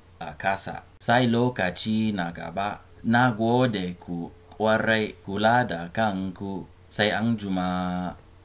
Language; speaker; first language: Hausa; non-native, learner; English